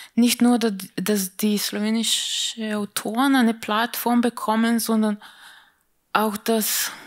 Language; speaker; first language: German; non-native, fluent; Slovenian